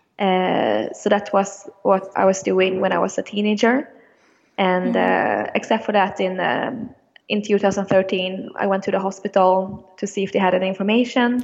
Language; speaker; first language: English; non-native, fluent; Swedish